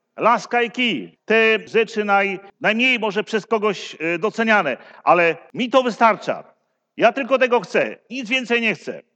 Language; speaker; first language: Polish; native; Polish